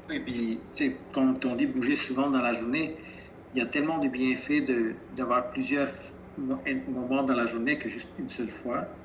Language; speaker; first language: French; native; French